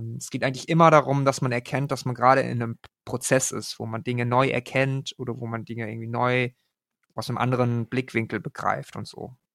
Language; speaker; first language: German; native; German